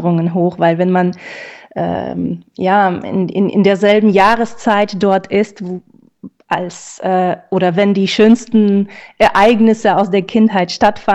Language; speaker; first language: German; non-native, fluent; Russian